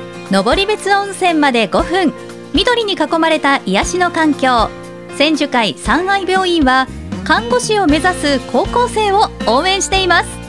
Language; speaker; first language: Japanese; native; Japanese